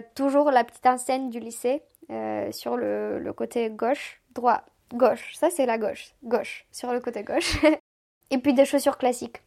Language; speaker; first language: French; non-native, fluent; Romanian